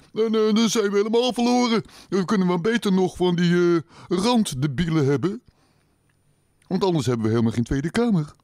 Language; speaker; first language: Dutch; native; Dutch